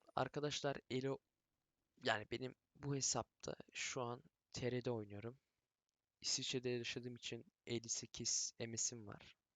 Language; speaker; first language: Turkish; early bilingual, heritage; Turkish